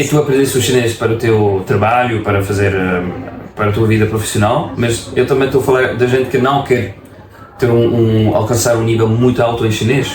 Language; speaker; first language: Portuguese; non-native, fluent; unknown